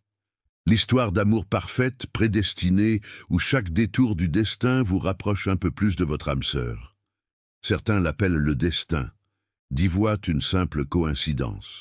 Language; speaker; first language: French; native; French